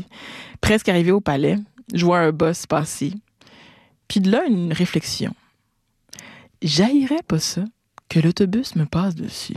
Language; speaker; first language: French; native; French